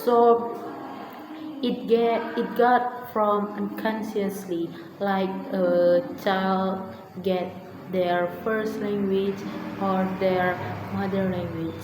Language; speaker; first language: English; non-native, learner; Indonesian